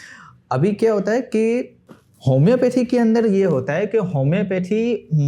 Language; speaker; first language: Hindi; non-native, local second language; Gujarati